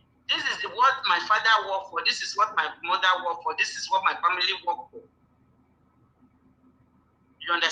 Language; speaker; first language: English; non-native, local second language; Bini